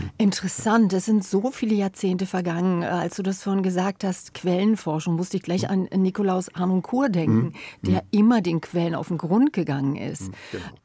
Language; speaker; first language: German; native; German